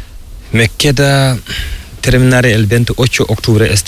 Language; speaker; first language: Spanish; non-native, learner; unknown